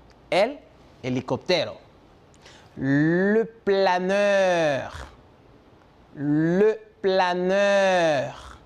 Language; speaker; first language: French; non-native, fluent; Spanish